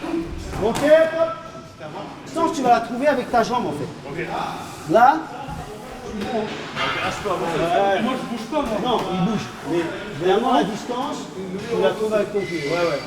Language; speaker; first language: French; native; French